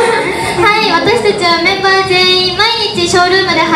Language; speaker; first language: Japanese; native; Japanese